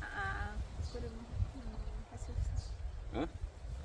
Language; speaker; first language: Korean; non-native, learner; Lao